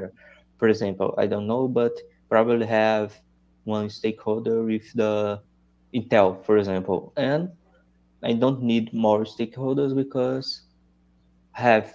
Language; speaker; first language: English; non-native, learner; Portuguese